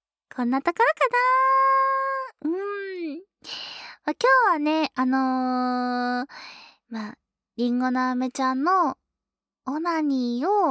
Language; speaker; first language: Japanese; native; Japanese